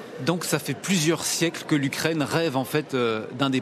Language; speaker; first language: French; native; French